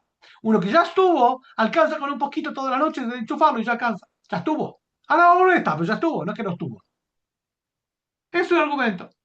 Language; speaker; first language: Spanish; native; Spanish